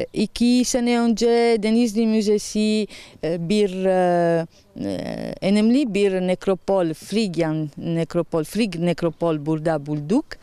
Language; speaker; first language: Turkish; non-native, learner; Italian